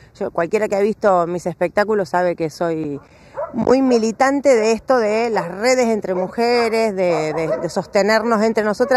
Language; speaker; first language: Spanish; native; Spanish